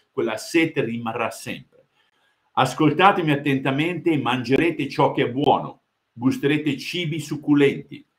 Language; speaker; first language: Italian; early bilingual, heritage; Italian